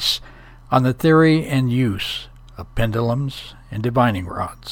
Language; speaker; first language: English; native; English